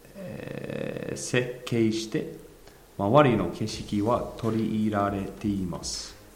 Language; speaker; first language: Japanese; non-native, fluent; English